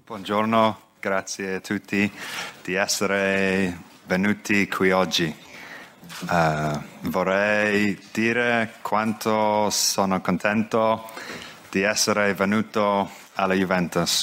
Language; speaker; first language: Italian; non-native, learner; Welsh